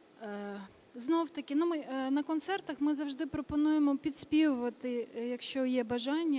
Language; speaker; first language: Ukrainian; native; Ukrainian